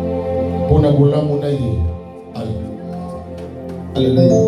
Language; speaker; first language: French; non-native, local second language; Lingala